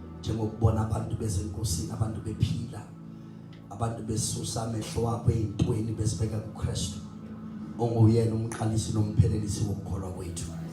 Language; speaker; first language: Zulu; non-native, local second language; Southern Sotho